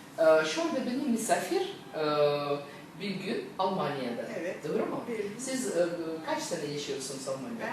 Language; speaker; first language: Turkish; non-native, learner; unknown